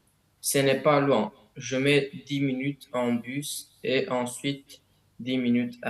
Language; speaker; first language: French; non-native, learner; Romanian